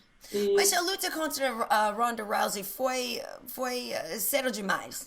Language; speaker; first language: Portuguese; non-native, learner; English